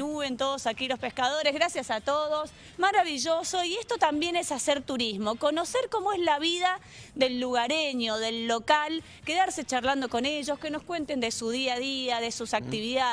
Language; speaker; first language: Spanish; native; Spanish